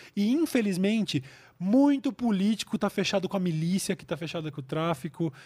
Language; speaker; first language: Portuguese; native; Portuguese